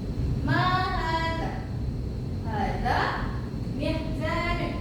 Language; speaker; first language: Arabic; non-native, learner; Malay